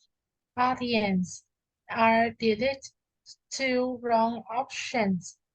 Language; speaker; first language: English; non-native, learner; Vietnamese